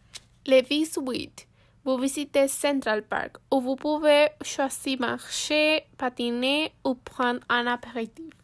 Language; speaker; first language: French; non-native, learner; Spanish